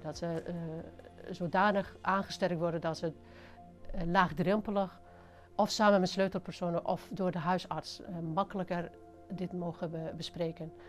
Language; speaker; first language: Dutch; non-native, fluent; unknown